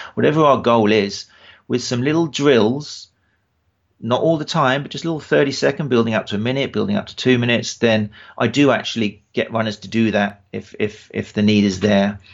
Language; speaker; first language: English; native; English